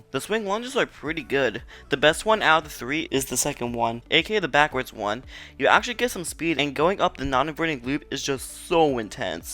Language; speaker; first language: English; native; English